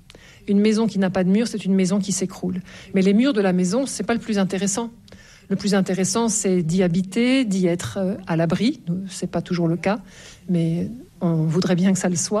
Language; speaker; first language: French; native; French